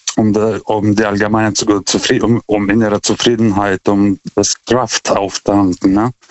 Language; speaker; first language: German; non-native, fluent; Lithuanian